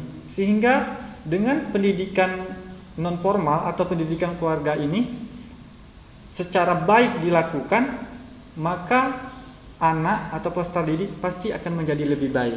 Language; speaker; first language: Indonesian; native; Indonesian